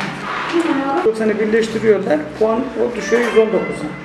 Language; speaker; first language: Turkish; native; Turkish